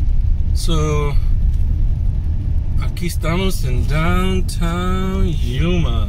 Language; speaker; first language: Portuguese; non-native, learner; English